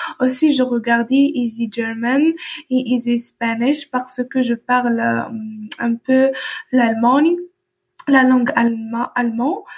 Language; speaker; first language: French; non-native, learner; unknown